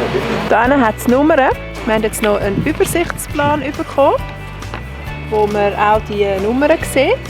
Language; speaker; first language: German; native; German